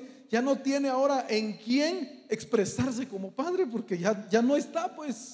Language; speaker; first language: Spanish; native; Spanish